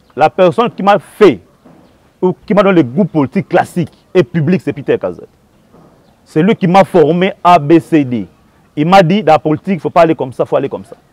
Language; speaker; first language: French; non-native, local second language; Lingala